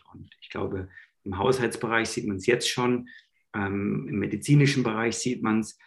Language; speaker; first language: German; native; German